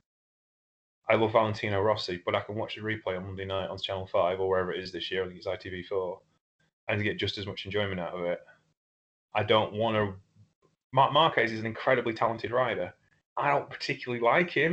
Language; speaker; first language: English; native; English